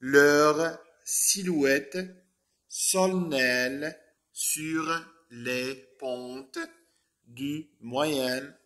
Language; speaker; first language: French; non-native, local second language; Arabic